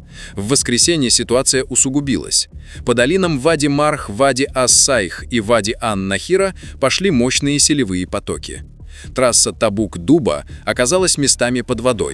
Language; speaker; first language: Russian; native; Russian